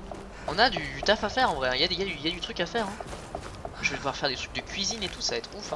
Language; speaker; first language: French; native; French